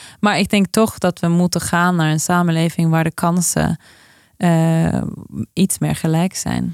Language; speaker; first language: Dutch; non-native, fluent; Norwegian